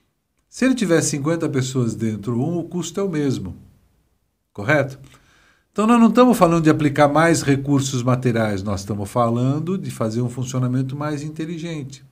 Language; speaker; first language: Portuguese; native; Portuguese